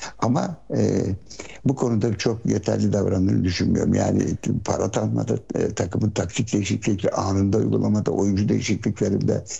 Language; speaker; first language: Turkish; early bilingual, heritage; Turkish